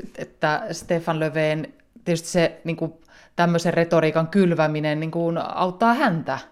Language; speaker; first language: Finnish; native; Finnish